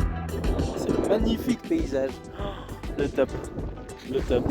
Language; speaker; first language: French; native; French